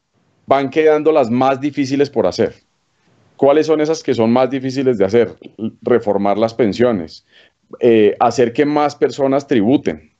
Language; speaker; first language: Spanish; native; Spanish